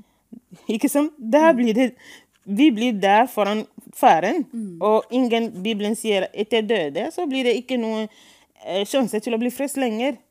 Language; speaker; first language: Norwegian; non-native, fluent; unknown